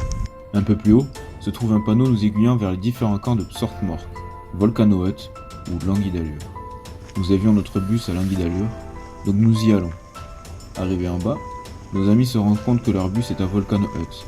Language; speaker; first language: French; native; French